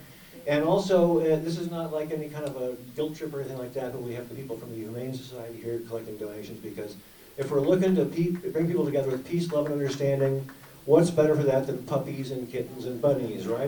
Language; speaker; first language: English; native; English